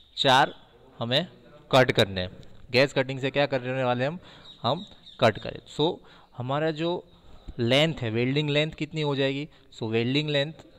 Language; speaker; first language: Hindi; non-native, local second language; Gujarati